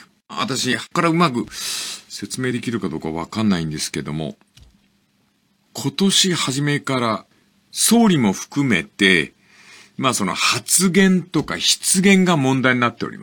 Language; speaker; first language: Japanese; native; Japanese